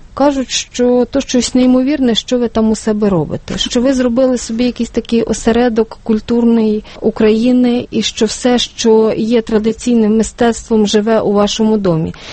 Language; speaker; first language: Ukrainian; native; Ukrainian